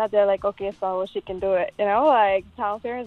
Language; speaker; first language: English; non-native, local second language; Tamil